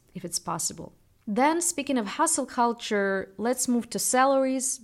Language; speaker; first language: English; non-native, fluent; Russian